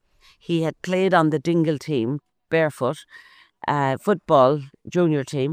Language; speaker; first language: English; native; English